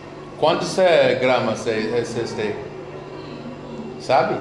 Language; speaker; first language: Portuguese; non-native, fluent; English